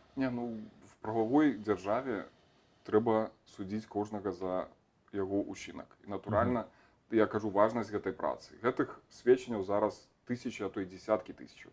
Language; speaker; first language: Belarusian; non-native, local second language; Russian